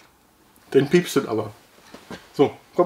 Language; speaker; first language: German; native; German